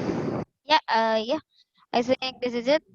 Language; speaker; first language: English; non-native, learner; Indonesian